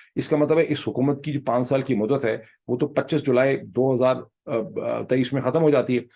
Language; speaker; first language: Urdu; native; Urdu